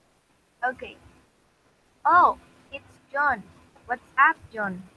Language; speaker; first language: English; non-native, learner; Spanish